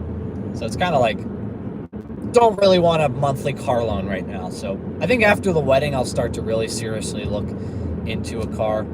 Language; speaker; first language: English; native; English